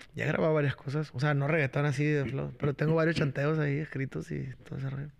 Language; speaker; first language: Spanish; native; Spanish